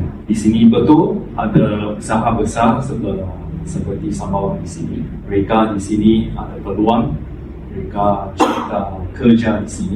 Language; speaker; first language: Indonesian; non-native, fluent; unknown